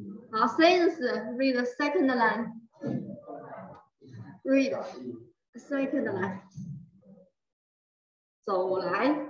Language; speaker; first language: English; non-native, fluent; Chinese